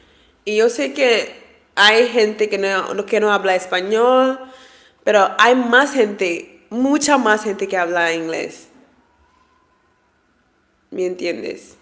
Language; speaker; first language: Spanish; non-native, learner; English